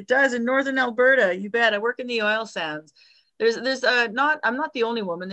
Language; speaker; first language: English; non-native, fluent; French